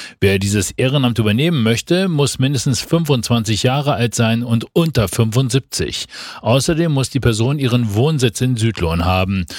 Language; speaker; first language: German; native; German